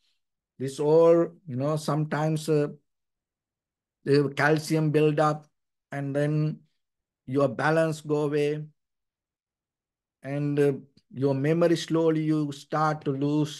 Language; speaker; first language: English; non-native, fluent; Sinhala